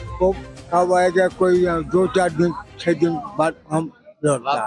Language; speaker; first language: Hindi; non-native, local second language; Bangla